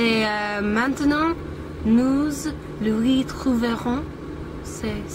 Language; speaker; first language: French; non-native, learner; English